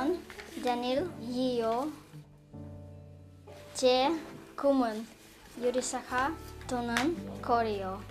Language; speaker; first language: Korean; early bilingual, heritage; Russian